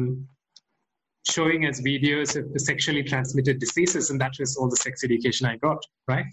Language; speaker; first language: English; non-native, local second language; Malayalam